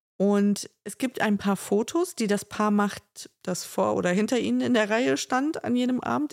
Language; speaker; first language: German; native; German